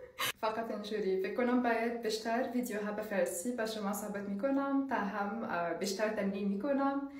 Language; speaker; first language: Persian; non-native, learner; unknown